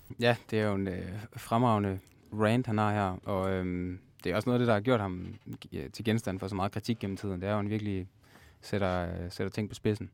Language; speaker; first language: Danish; native; Danish